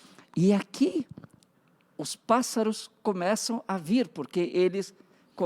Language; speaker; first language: Portuguese; native; Portuguese